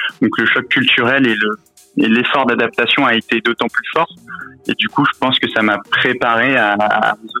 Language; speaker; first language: French; native; French